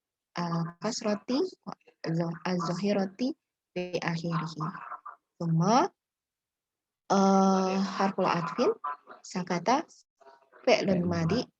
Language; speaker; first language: Arabic; non-native, learner; Indonesian